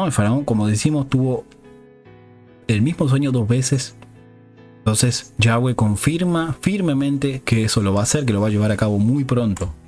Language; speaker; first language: Spanish; native; Spanish